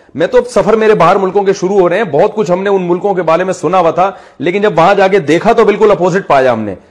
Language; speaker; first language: Urdu; native; Urdu